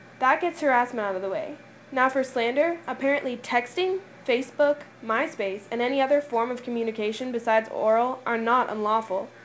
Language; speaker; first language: English; native; English